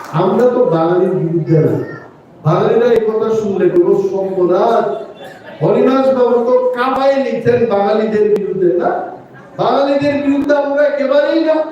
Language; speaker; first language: Bangla; non-native, local second language; Kok Borok